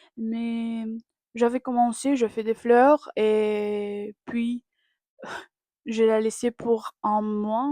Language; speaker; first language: French; non-native, learner; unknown